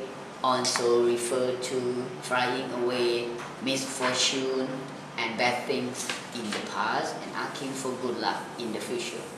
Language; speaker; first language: English; non-native, learner; Thai